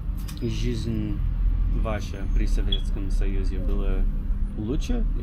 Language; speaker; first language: Russian; non-native, learner; English